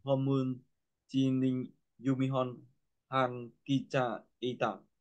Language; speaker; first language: Korean; non-native, learner; Vietnamese